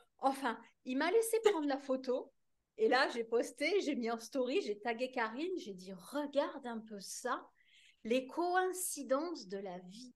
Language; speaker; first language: French; native; French